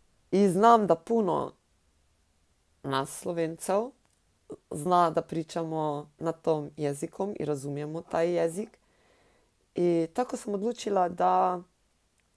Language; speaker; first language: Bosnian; non-native, learner; Slovenian